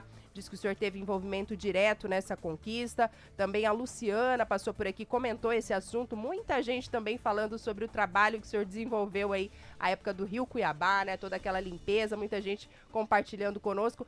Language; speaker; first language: Portuguese; native; Portuguese